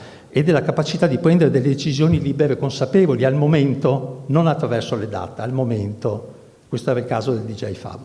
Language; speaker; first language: Italian; native; Italian